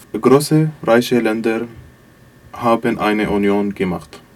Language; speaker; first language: German; non-native, learner; Arabic